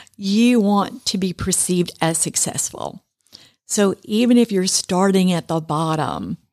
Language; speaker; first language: English; native; English